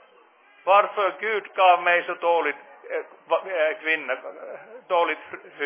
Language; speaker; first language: Swedish; non-native, fluent; Finnish